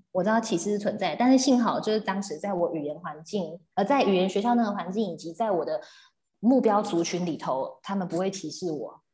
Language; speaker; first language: Chinese; native; Chinese